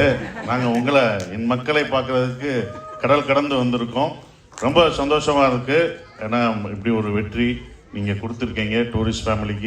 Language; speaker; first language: Tamil; native; Tamil